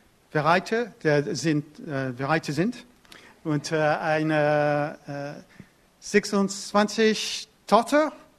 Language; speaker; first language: German; non-native, learner; French